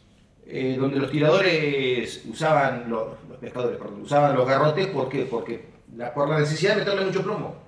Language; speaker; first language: Spanish; native; Spanish